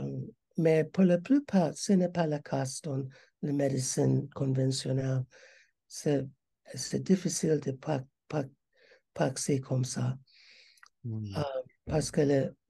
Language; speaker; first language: French; non-native, learner; English